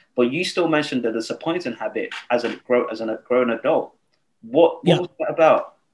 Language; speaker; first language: English; non-native, local second language; Yoruba